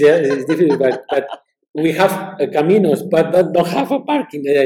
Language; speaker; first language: English; non-native, learner; Spanish